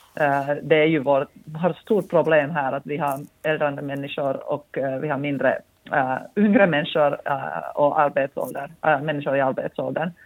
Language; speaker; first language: Swedish; non-native, local second language; Finnish